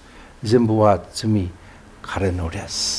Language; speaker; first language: Japanese; non-native, fluent; English